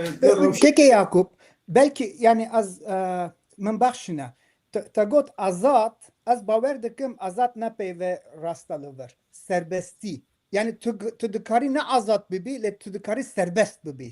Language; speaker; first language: Kurdish; non-native, local second language; Turkish